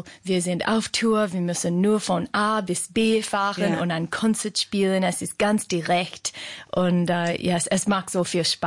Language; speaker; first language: German; non-native, learner; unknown